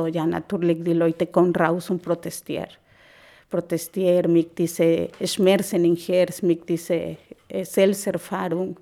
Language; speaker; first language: German; non-native, learner; Spanish